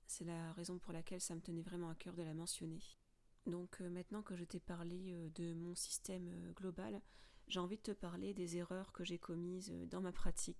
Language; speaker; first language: French; native; French